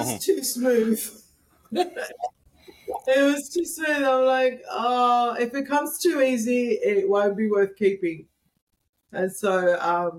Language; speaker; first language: English; native; English